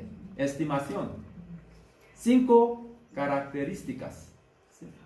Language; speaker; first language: Spanish; non-native, learner; Korean